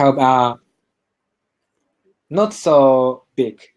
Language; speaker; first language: English; non-native, learner; Japanese